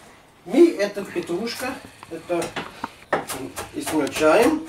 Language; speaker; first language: Russian; non-native, learner; German